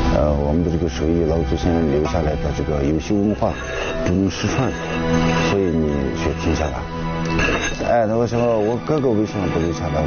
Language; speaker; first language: Chinese; non-native, local second language; Tibetan